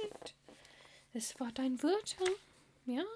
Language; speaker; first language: German; non-native, learner; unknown